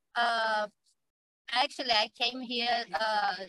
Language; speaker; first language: English; non-native, fluent; Portuguese